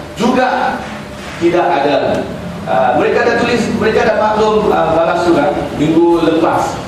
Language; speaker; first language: Malay; non-native, local second language; Chinese